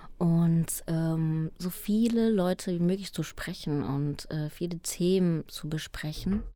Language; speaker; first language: German; early bilingual, other home language; Spanish